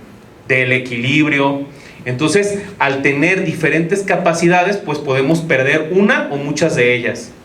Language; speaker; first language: Spanish; native; Spanish